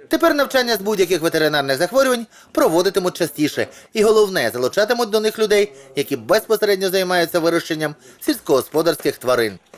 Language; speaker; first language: Ukrainian; native; Ukrainian